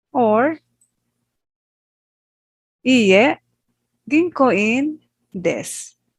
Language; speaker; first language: Japanese; non-native, fluent; Filipino